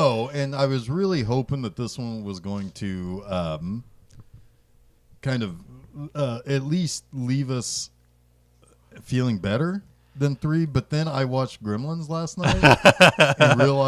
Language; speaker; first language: English; native; English